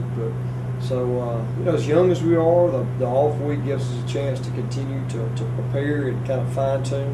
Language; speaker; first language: English; native; English